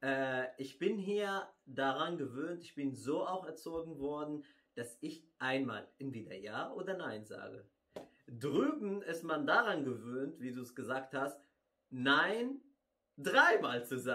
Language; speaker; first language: German; non-native, fluent; Arabic